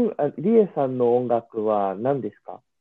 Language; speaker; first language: Japanese; non-native, learner; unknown